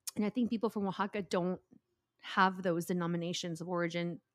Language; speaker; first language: English; early bilingual, other home language; Spanish